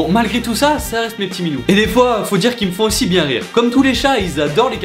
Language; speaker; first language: French; native; French